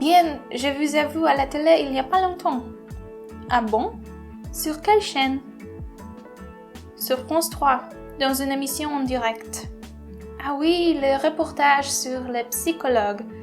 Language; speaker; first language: French; non-native, learner; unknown